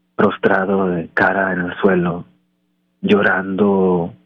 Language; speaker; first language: Spanish; early bilingual, heritage; Spanish